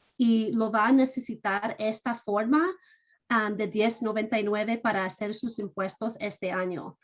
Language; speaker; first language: Spanish; non-native, fluent; English